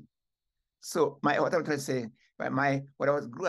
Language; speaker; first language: English; non-native, local second language; Kikuyu